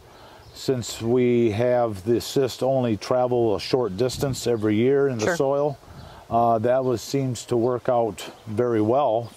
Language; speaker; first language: English; native; English